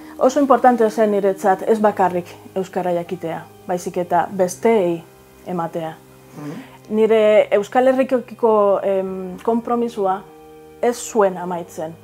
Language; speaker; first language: Basque; non-native, fluent; Spanish